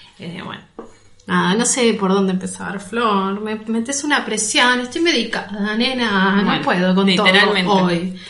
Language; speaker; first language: Spanish; native; Spanish